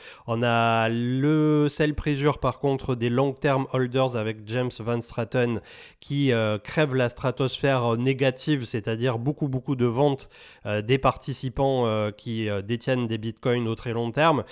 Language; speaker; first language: French; native; French